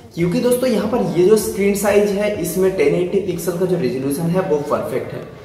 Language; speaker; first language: Hindi; non-native, local second language; Bangla